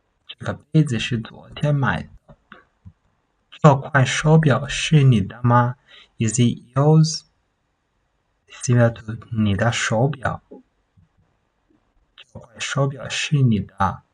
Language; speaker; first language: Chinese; non-native, fluent; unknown